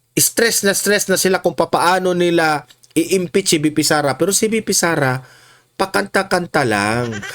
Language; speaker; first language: Filipino; non-native, local second language; Cebuano